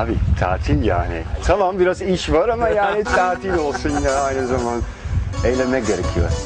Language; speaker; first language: Turkish; non-native, fluent; Dutch